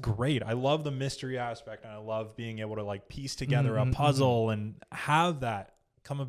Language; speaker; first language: English; native; English